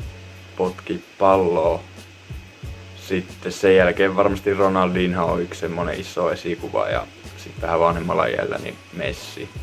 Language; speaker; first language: Finnish; native; Finnish